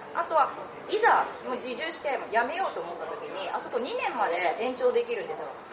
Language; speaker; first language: Japanese; native; Japanese